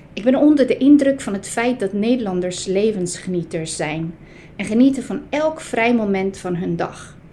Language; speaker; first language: Dutch; early bilingual, other home language; Italian